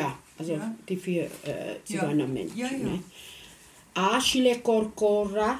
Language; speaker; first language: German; non-native, local second language; Romany